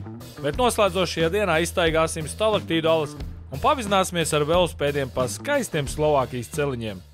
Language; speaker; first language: Latvian; native; Latvian